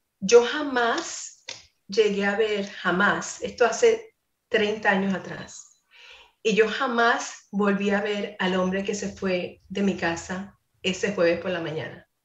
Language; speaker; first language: Spanish; non-native, fluent; English